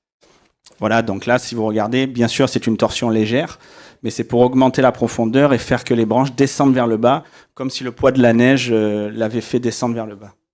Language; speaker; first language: French; native; French